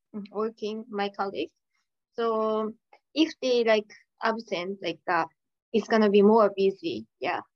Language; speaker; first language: English; non-native, learner; Japanese